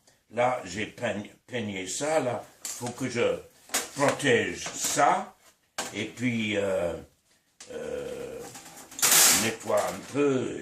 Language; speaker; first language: French; non-native, fluent; English